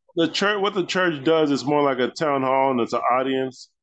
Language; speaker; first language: English; native; English